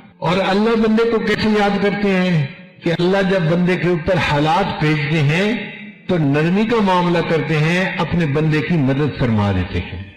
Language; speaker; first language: Urdu; non-native, local second language; Punjabi